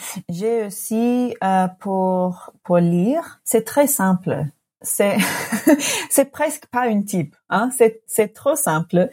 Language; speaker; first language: French; non-native, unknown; English